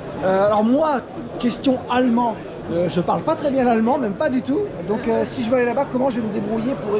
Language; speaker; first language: French; native; French